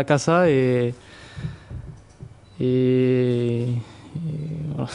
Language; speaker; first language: Spanish; non-native, learner; French